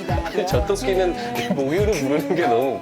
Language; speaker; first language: Korean; native; Korean